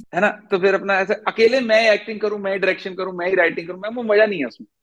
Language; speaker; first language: Hindi; native; Hindi